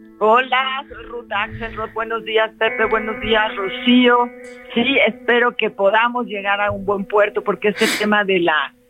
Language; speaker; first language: Spanish; native; Spanish